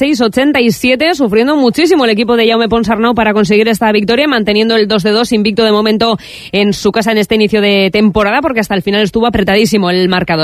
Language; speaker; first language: Spanish; native; Spanish